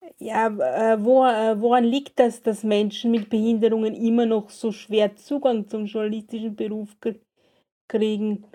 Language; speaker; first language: German; native; German